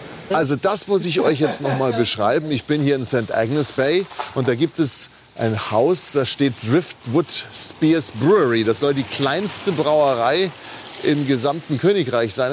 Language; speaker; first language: German; native; German